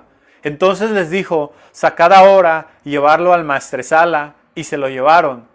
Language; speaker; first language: Spanish; native; Spanish